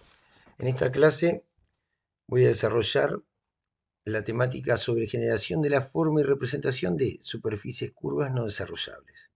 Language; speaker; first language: Spanish; native; Spanish